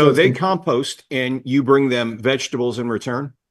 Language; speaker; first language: English; native; English